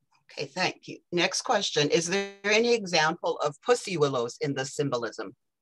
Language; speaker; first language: English; early bilingual, other home language; Ukrainian